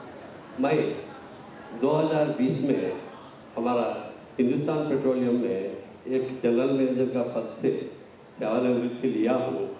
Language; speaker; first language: Hindi; non-native, local second language; Telugu